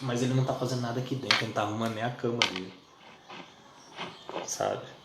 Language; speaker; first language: Portuguese; native; Portuguese